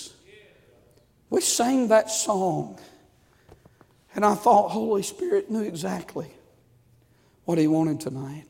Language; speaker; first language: English; native; English